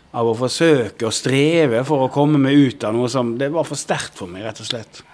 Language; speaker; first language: Norwegian; native; Norwegian